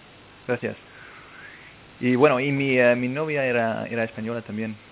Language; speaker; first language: Spanish; non-native, fluent; German